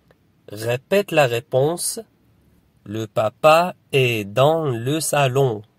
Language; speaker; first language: French; non-native, fluent; Arabic